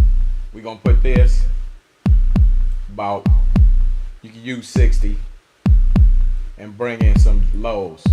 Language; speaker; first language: English; native; English